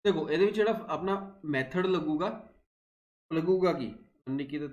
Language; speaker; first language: Hindi; non-native, local second language; Punjabi